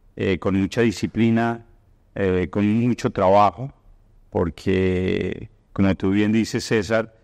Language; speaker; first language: Spanish; native; Spanish